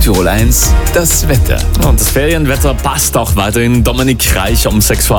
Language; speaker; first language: German; native; German